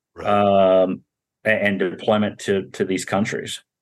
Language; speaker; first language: English; native; English